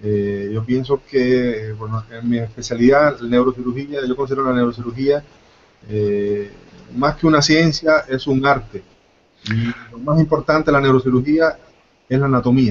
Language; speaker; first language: Spanish; native; Spanish